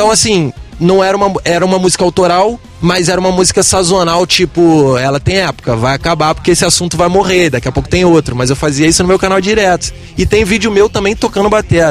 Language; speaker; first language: Portuguese; native; Portuguese